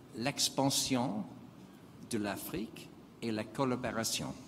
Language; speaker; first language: French; non-native, fluent; English